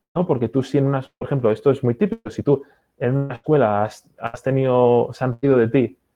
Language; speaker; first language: Spanish; native; Spanish